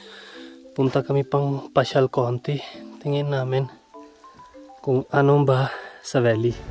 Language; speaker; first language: Filipino; non-native, learner; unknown